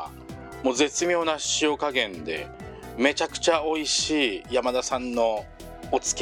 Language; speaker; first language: Japanese; native; Japanese